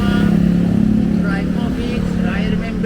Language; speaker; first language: English; non-native, learner; Indonesian